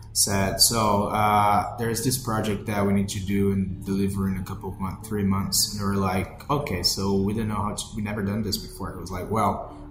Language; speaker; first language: English; non-native, fluent; Portuguese